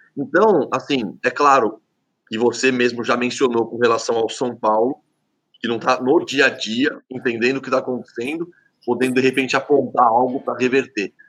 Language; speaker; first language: Portuguese; native; Portuguese